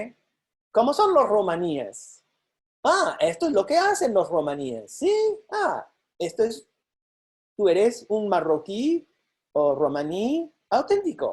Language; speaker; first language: Spanish; non-native, fluent; English